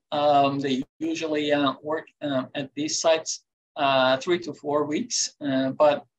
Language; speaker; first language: English; non-native, fluent; Turkish